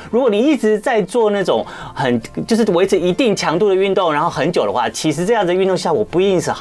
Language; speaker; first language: Chinese; native; Chinese